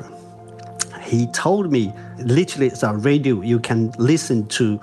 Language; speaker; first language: English; non-native, fluent; Chinese